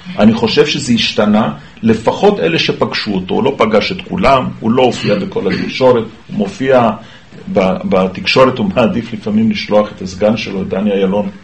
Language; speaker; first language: Hebrew; native; Hebrew